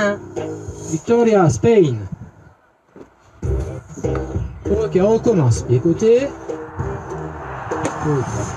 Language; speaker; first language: English; non-native, learner; French